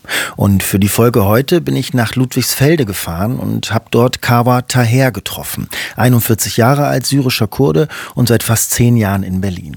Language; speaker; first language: German; native; German